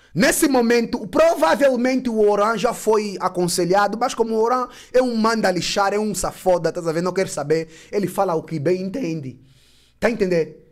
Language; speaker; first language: Portuguese; native; Portuguese